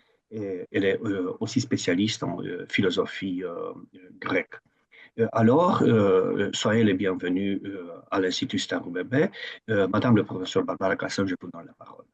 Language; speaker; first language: French; non-native, fluent; Romanian